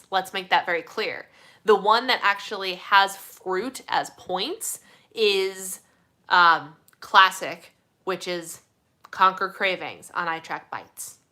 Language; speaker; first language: English; native; English